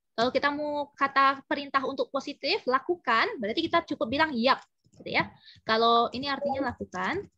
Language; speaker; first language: Indonesian; native; Indonesian